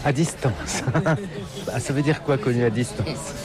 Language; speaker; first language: French; native; French